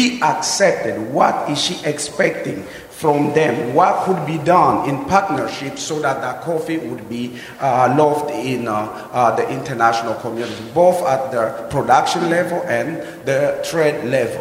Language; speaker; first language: English; non-native, fluent; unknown